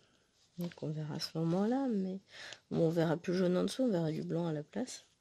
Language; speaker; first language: French; native; French